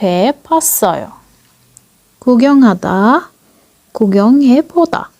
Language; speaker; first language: Korean; non-native, fluent; Turkish